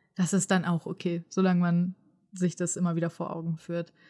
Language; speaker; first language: German; native; German